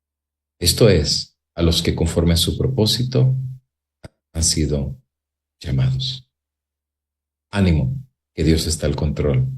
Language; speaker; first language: Spanish; native; Spanish